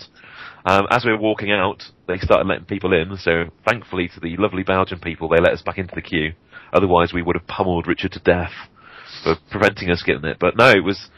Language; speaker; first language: English; native; English